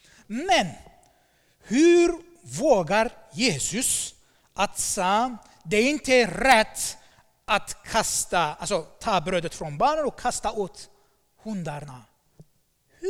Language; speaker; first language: Swedish; non-native, fluent; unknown